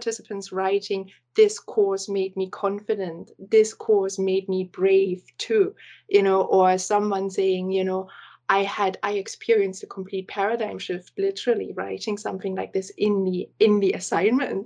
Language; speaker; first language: English; non-native, fluent; German